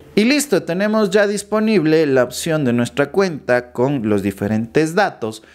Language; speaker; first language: Spanish; native; Spanish